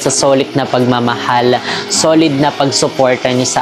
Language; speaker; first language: Filipino; native; Filipino